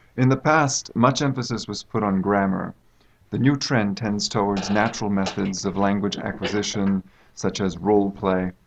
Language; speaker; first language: English; native; English